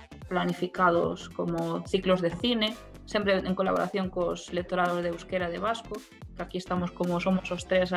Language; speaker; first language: Galician; non-native, local second language; Spanish